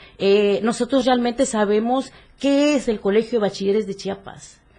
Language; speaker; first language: Spanish; native; Spanish